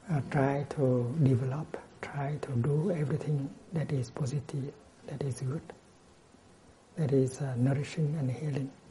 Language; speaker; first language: English; non-native, fluent; Vietnamese